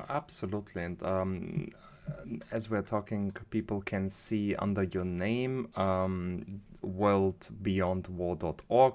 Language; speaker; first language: English; non-native, fluent; German